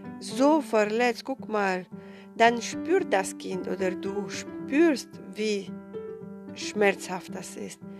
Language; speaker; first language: German; non-native, fluent; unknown